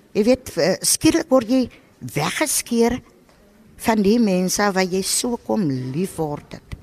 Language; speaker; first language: Afrikaans; native; Afrikaans